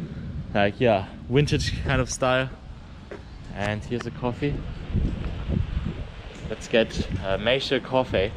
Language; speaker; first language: English; non-native, fluent; German